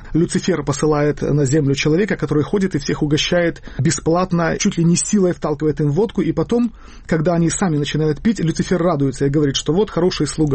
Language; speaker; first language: Russian; native; Russian